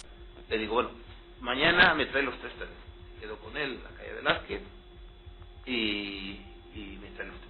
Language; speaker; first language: Spanish; native; Spanish